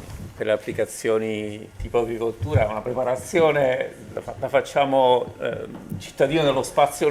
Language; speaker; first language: Italian; native; Italian